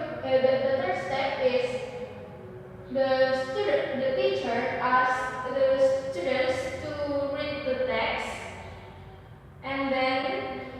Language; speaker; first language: English; non-native, learner; Indonesian